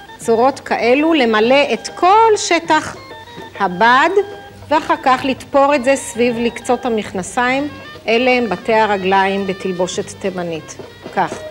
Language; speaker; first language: Hebrew; native; Hebrew